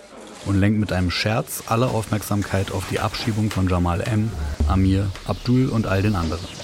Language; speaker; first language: German; native; German